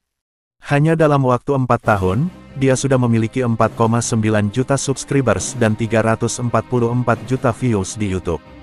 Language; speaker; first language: Indonesian; native; Indonesian